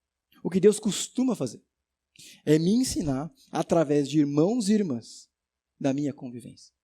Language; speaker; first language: Portuguese; native; Portuguese